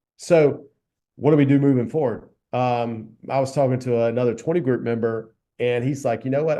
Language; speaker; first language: English; native; English